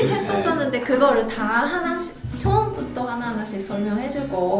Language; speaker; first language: Korean; non-native, fluent; Japanese